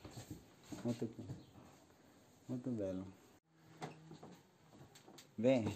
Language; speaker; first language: Italian; non-native, learner; English